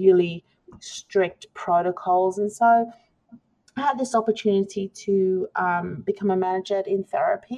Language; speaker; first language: English; native; English